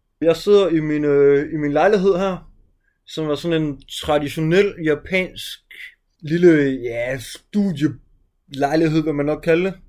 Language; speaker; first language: Danish; native; Danish